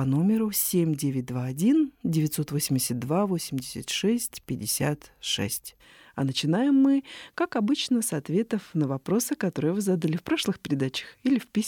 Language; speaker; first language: Russian; native; Russian